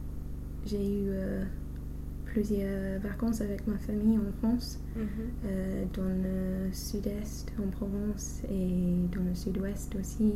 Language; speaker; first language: French; non-native, learner; English